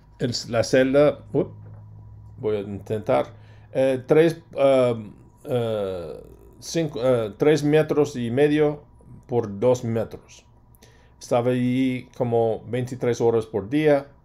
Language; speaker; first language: Spanish; non-native, fluent; English